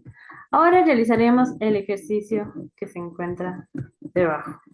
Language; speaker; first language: Spanish; native; Spanish